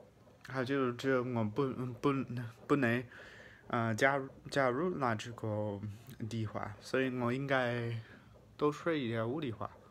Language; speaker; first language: Chinese; non-native, fluent; English